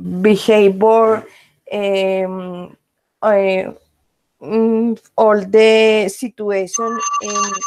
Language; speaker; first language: English; non-native, learner; Spanish